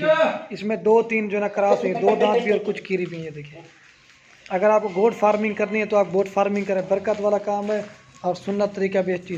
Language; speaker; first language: Hindi; non-native, local second language; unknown